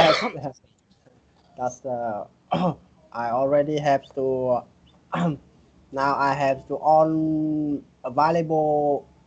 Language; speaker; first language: English; non-native, learner; Vietnamese